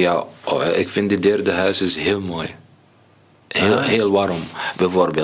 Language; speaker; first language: Dutch; non-native, learner; Arabic